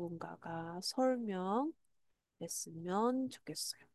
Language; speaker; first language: Korean; non-native, fluent; Chinese